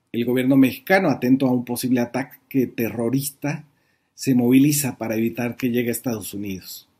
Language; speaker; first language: Spanish; native; Spanish